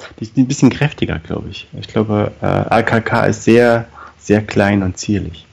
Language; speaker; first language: German; native; German